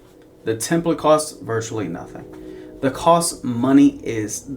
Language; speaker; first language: English; native; English